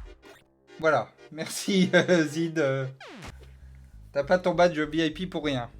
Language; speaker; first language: French; native; French